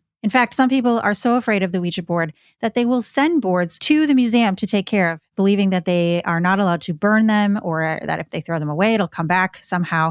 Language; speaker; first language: English; native; English